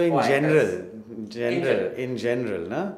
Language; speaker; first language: Hindi; native; Hindi